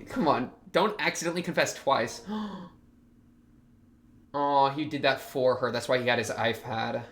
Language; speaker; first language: English; native; English